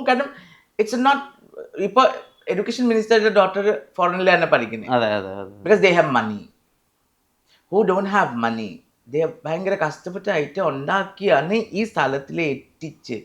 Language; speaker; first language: Malayalam; non-native, fluent; Assamese